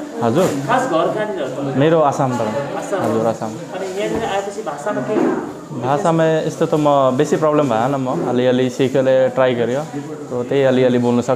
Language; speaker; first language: Nepali; non-native, learner; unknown